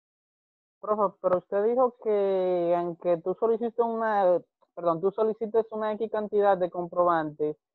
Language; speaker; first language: Spanish; native; Spanish